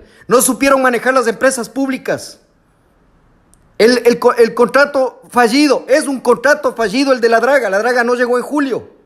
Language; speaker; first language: Spanish; native; Spanish